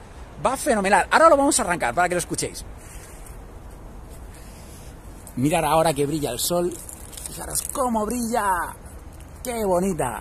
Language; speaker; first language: Spanish; native; Spanish